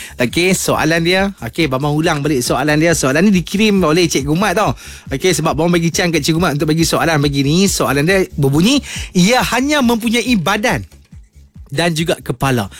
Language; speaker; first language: Malay; native; Malay